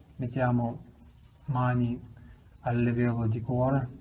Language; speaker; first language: Italian; non-native, learner; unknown